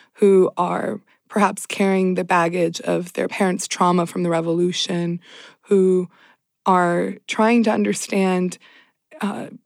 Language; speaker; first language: English; native; English